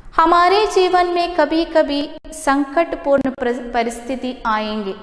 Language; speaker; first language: Hindi; non-native, local second language; Malayalam